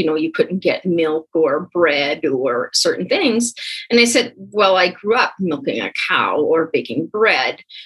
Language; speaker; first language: English; early bilingual, other home language; German